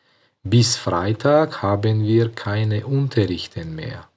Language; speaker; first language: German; non-native, learner; Tajik